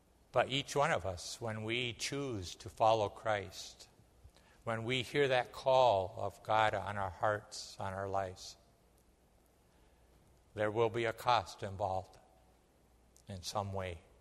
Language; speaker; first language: English; early bilingual, other home language; Spanish